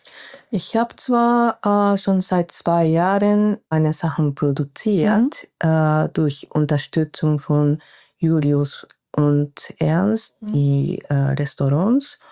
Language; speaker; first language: German; non-native, fluent; Japanese